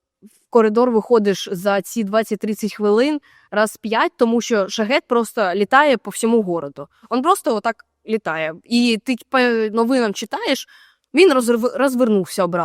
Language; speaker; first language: Ukrainian; native; Ukrainian